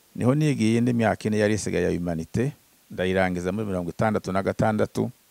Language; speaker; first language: Kinyarwanda; native; Kinyarwanda